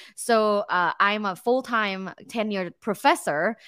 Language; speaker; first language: English; non-native, fluent; Thai